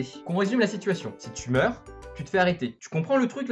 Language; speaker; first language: French; native; French